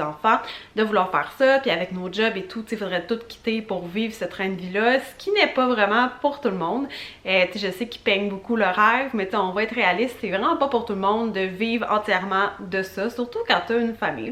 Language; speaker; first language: French; native; French